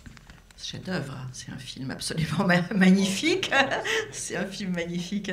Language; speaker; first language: French; native; French